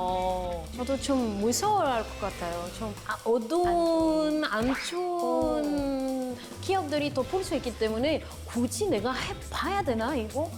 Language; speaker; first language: Korean; non-native, fluent; French